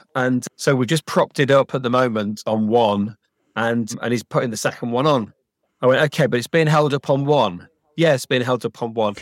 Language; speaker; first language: English; native; English